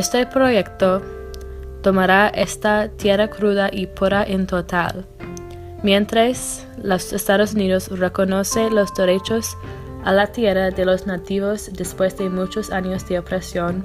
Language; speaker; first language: Spanish; non-native, learner; English